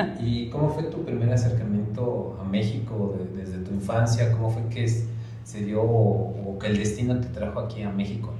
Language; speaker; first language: Spanish; native; Spanish